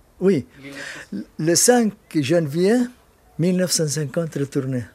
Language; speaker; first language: French; non-native, learner; Arabic